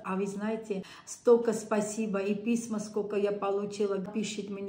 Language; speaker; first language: Russian; non-native, local second language; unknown